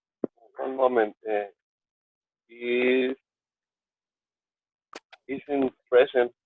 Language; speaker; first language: English; non-native, learner; Spanish